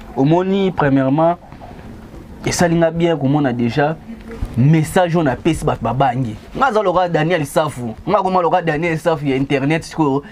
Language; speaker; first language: Lingala; native; Lingala